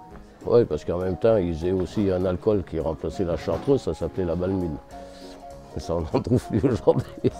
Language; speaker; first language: French; native; French